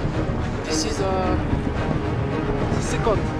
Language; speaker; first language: English; non-native, learner; French